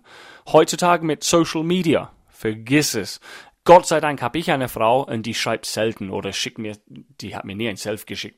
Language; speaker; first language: German; non-native, fluent; English